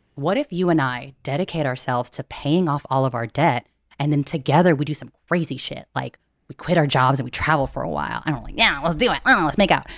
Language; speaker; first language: English; early bilingual, other home language; Filipino